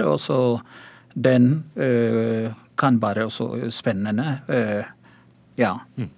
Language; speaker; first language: Norwegian; non-native, learner; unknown